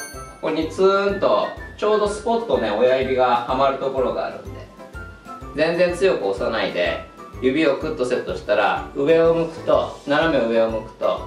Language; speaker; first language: Japanese; native; Japanese